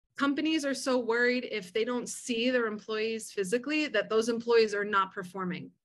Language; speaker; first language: English; early bilingual, other home language; Spanish